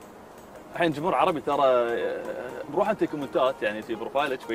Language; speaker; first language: Arabic; native; Arabic